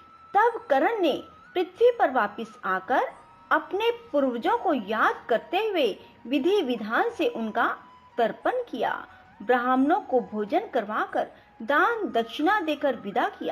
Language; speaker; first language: Hindi; native; Hindi